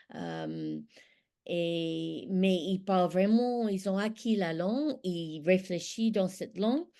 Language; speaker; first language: French; non-native, fluent; English